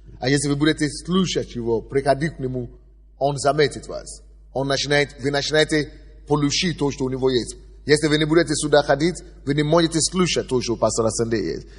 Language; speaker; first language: Russian; non-native, fluent; Yoruba